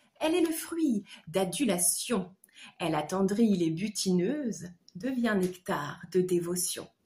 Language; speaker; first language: French; native; French